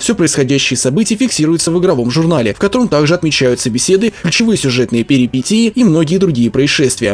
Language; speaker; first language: Russian; native; Russian